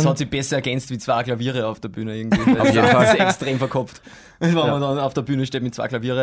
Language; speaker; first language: German; native; German